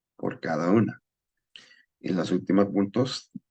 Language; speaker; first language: Spanish; non-native, learner; English